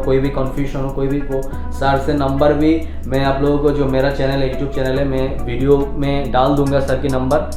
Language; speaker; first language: Hindi; non-native, fluent; Bangla